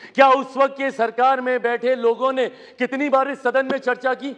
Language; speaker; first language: Hindi; native; Hindi